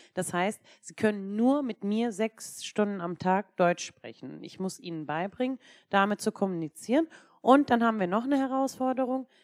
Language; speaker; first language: German; non-native, fluent; Turkish